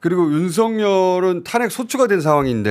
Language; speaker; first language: Korean; native; Korean